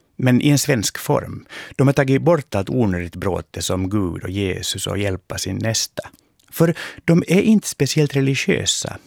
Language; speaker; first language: Swedish; native; Swedish